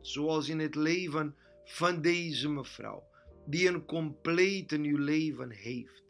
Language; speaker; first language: Dutch; non-native, fluent; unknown